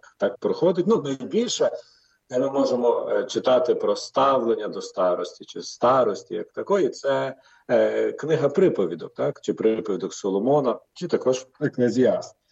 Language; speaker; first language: Ukrainian; native; Ukrainian